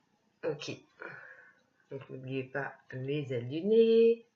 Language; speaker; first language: French; native; French